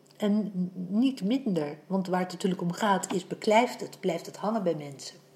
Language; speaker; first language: Dutch; native; Dutch